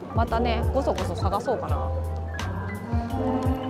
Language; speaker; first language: Japanese; native; Japanese